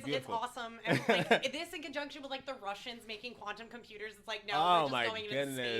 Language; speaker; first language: English; native; English